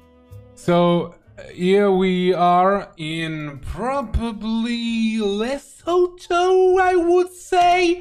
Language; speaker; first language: English; non-native, fluent; French